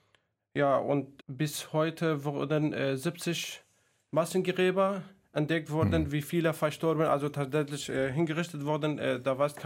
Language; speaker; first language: German; non-native, fluent; Kurdish